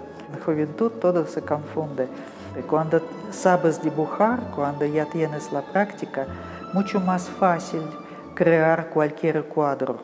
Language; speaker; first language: Spanish; non-native, fluent; Russian